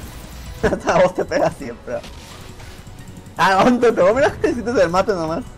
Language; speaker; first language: Spanish; native; Spanish